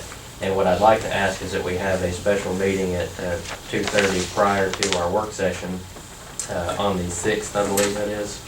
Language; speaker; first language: English; native; English